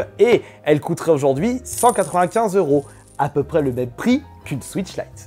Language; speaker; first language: French; native; French